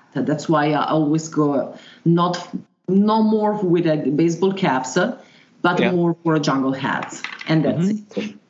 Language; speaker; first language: English; non-native, fluent; Italian